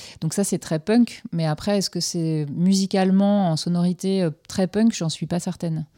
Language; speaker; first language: French; native; French